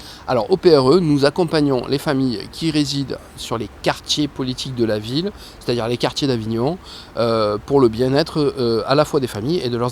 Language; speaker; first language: French; native; French